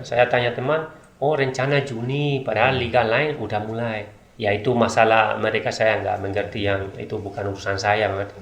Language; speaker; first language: Indonesian; non-native, learner; Spanish